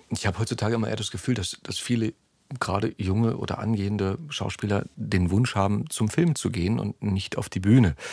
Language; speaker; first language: German; native; German